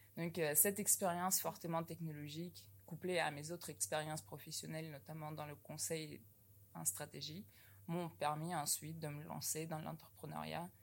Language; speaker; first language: French; non-native, fluent; Russian